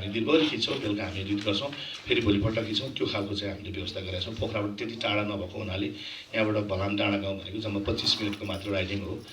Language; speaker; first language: Nepali; non-native, local second language; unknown